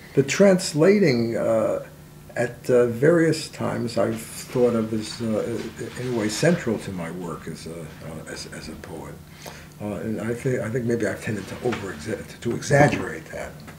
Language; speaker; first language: English; native; English